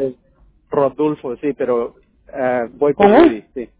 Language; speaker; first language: Spanish; non-native, local second language; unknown